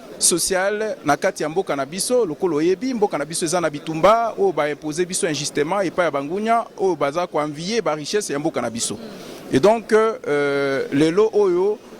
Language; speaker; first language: Lingala; non-native, local second language; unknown